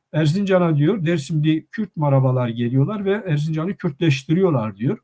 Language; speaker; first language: Turkish; non-native, local second language; Kurdish